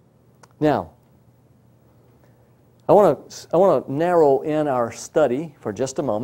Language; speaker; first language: English; native; English